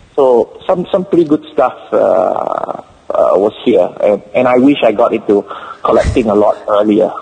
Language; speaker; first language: English; native; English